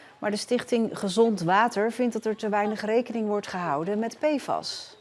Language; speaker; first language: Dutch; native; Dutch